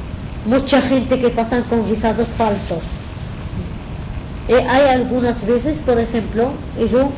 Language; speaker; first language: Spanish; non-native, fluent; Arabic